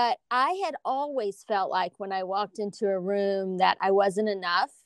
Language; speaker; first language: English; native; English